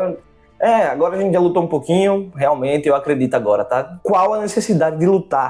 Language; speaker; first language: Portuguese; native; Portuguese